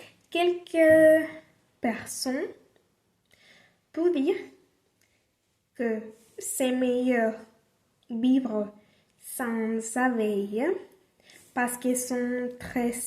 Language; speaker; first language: French; non-native, learner; Spanish